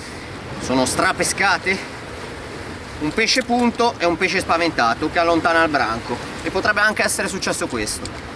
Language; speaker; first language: Italian; native; Italian